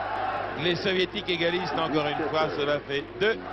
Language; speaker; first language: French; native; French